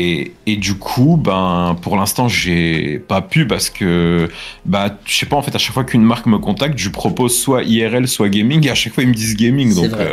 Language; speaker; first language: French; native; French